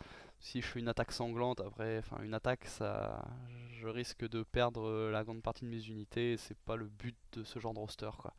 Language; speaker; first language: French; native; French